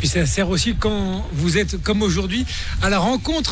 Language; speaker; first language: French; native; French